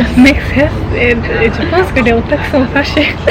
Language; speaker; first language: French; non-native, learner; Japanese